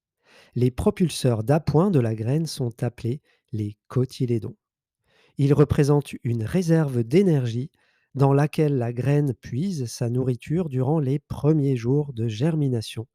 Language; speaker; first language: French; native; French